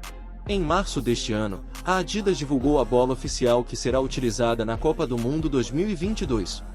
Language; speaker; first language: Portuguese; native; Portuguese